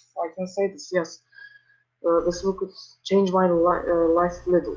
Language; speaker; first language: English; non-native, learner; Turkish